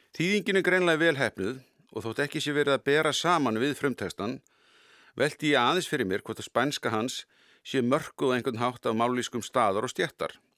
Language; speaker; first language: Icelandic; native; Icelandic